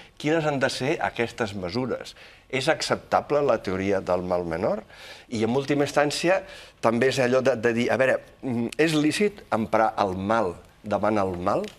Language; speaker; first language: Catalan; native; Catalan